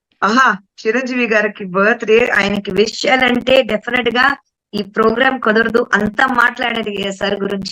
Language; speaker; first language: Telugu; non-native, fluent; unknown